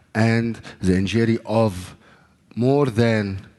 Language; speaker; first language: English; non-native, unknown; Arabic